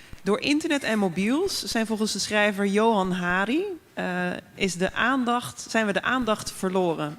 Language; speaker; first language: Dutch; native; Dutch